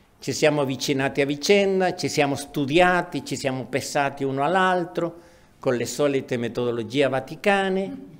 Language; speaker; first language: Italian; non-native, fluent; Spanish